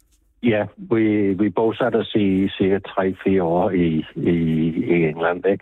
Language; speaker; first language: Danish; non-native, fluent; English